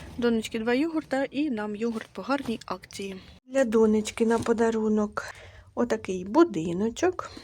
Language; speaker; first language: Ukrainian; non-native, local second language; Russian